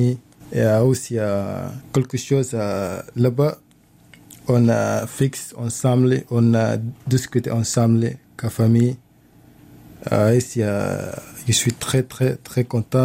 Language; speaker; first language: French; non-native, learner; Arabic